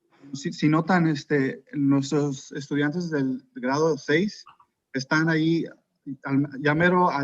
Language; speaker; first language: Spanish; early bilingual, heritage; Spanish